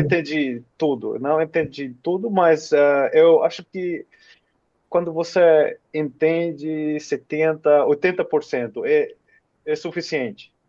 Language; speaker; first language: Portuguese; non-native, fluent; Finnish